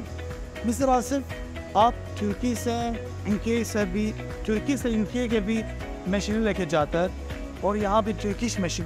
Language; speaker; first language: Hindi; non-native, learner; Turkish